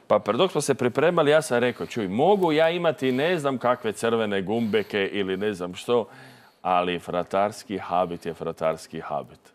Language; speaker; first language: Croatian; native; Croatian